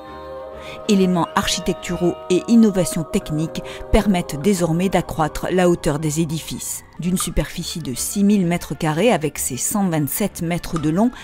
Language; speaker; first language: French; native; French